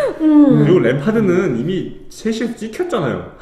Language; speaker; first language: Korean; native; Korean